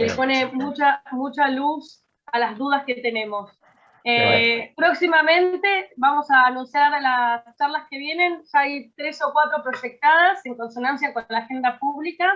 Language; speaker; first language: Spanish; native; Spanish